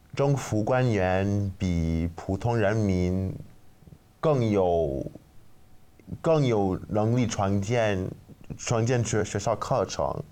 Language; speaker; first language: Chinese; non-native, learner; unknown